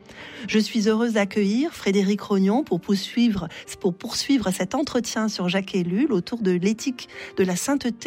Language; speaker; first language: French; native; French